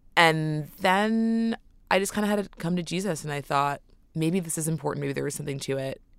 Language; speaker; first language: English; native; English